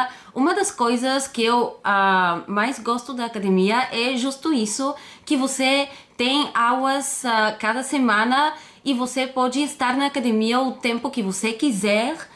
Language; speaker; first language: Portuguese; non-native, fluent; Bulgarian